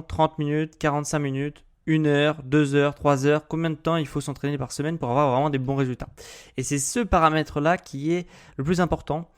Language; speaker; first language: French; native; French